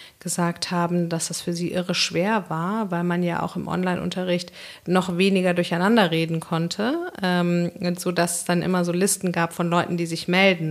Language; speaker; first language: German; native; German